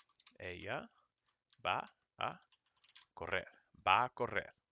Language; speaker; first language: Spanish; non-native, fluent; English